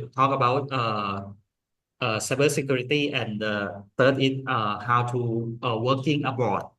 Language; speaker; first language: English; non-native, learner; Thai